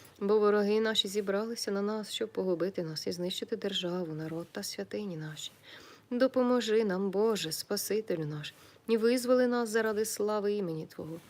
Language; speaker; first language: Ukrainian; native; Ukrainian